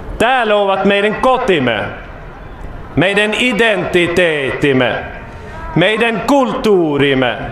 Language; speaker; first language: Finnish; non-native, fluent; Swedish